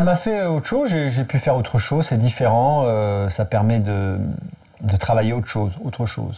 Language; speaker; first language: French; native; French